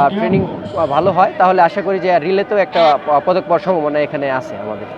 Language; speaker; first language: Bangla; native; Bangla